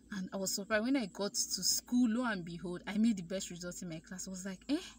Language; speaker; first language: English; non-native, local second language; Igbo